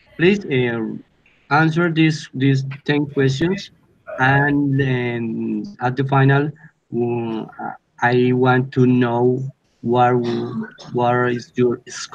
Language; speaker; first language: English; non-native, learner; Spanish